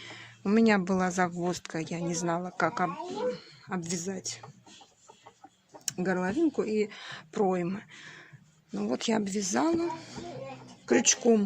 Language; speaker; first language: Russian; native; Russian